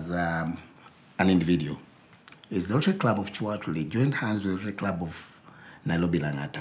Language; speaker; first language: English; non-native, local second language; Ganda